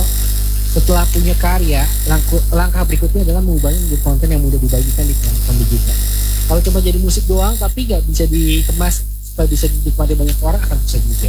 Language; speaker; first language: Indonesian; native; Indonesian